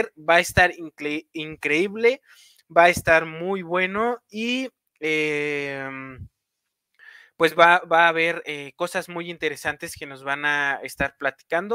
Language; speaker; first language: Spanish; native; Spanish